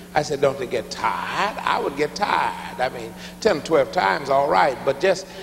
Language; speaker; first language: English; native; English